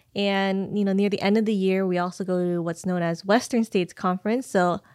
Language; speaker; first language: English; native; English